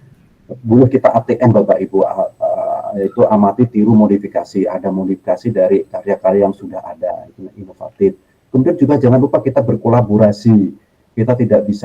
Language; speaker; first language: Indonesian; native; Indonesian